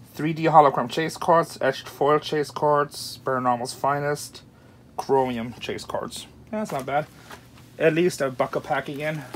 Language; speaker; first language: English; non-native, fluent; German